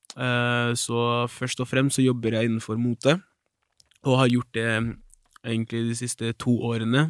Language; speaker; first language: Norwegian; early bilingual, other home language; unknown